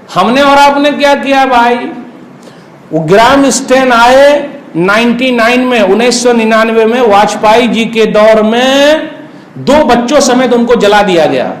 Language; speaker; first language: Hindi; native; Hindi